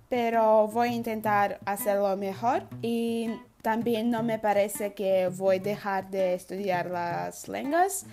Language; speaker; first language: Spanish; non-native, learner; Udmurt